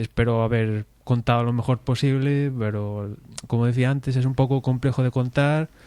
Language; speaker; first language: Spanish; native; Spanish